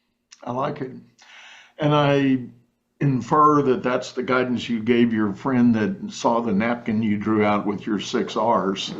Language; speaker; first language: English; native; English